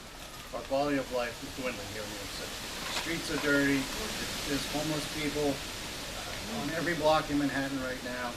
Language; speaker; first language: English; native; English